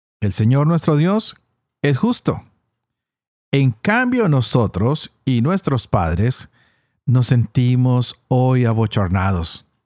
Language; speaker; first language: Spanish; native; Spanish